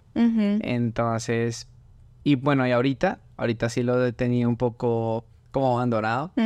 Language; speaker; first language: Spanish; native; Spanish